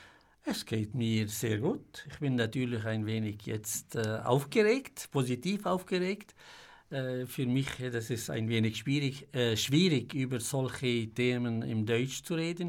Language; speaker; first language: German; non-native, fluent; Arabic